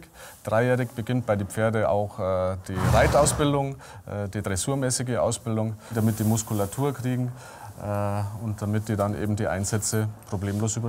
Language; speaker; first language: German; native; German